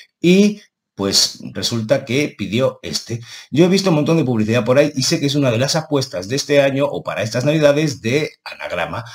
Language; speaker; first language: Spanish; native; Spanish